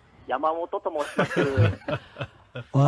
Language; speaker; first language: Japanese; native; Japanese